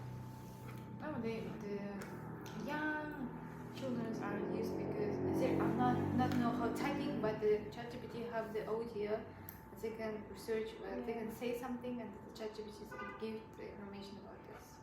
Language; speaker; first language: English; non-native, learner; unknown